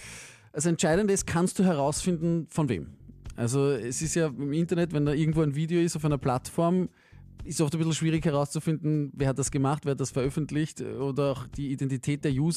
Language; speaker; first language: German; native; German